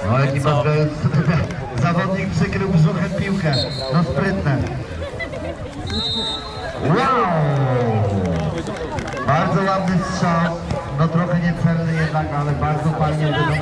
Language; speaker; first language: Polish; native; Polish